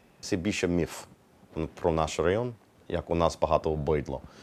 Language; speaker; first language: Ukrainian; non-native, learner; English